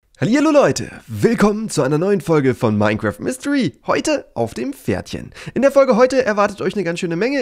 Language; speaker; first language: German; native; German